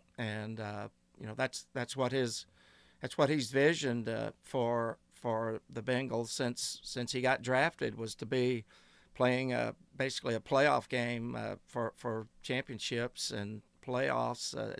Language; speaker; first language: English; native; English